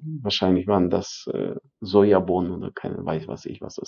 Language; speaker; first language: German; non-native, fluent; Arabic